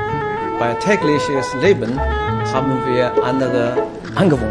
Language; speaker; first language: German; non-native, learner; Chinese